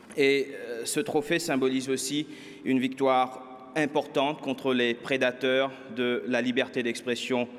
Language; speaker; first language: French; non-native, local second language; Morisyen